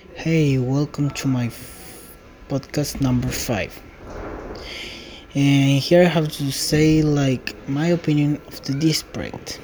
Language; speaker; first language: English; non-native, learner; Spanish